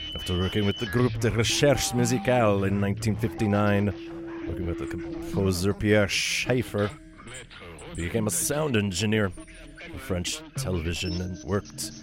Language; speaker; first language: English; native; English